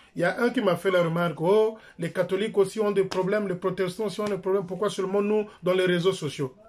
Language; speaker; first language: French; non-native, local second language; Lingala